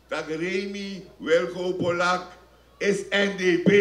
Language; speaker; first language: Dutch; non-native, local second language; Sranan Tongo